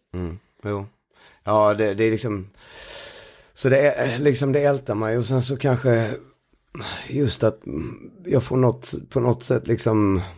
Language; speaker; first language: Swedish; native; Swedish